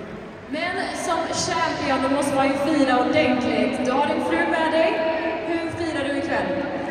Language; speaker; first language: Swedish; native; Swedish